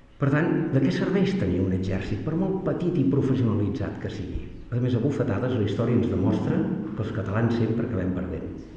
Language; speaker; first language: Catalan; native; Catalan